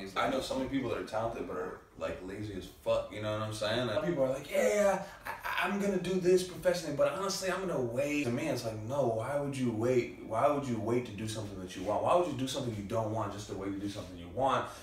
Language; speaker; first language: English; native; English